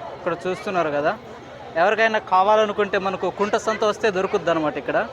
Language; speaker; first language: Telugu; non-native, local second language; Koya